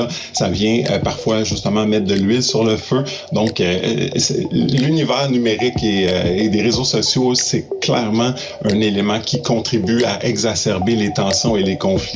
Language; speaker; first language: French; native; French